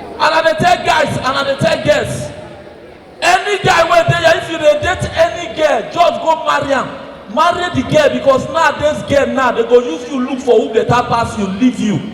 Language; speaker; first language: Nigerian Pidgin; native; Nigerian Pidgin